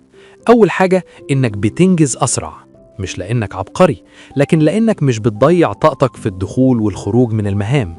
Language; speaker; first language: Arabic; native; Arabic